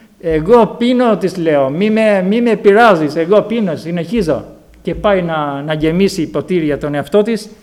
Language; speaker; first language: Greek; non-native, fluent; Albanian